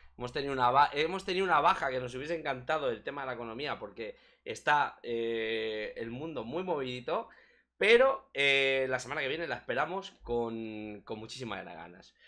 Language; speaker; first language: Spanish; native; Spanish